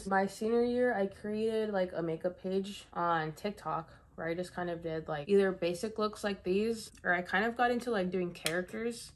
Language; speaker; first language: English; native; English